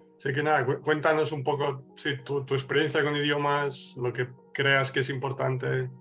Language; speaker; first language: Spanish; native; Spanish